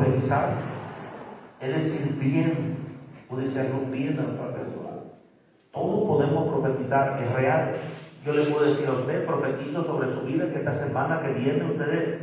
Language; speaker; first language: Spanish; native; Spanish